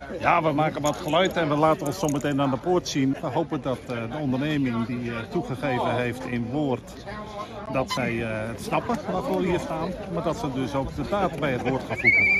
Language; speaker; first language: Dutch; native; Dutch